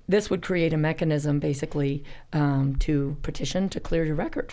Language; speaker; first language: English; native; English